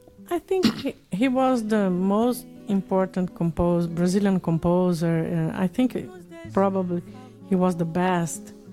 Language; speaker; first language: English; non-native, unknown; Portuguese